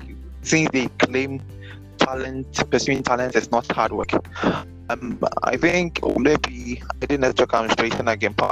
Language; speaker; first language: English; non-native, local second language; Akan